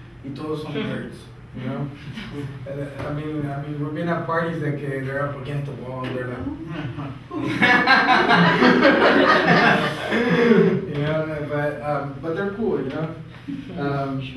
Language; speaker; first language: English; early bilingual, other home language; Spanish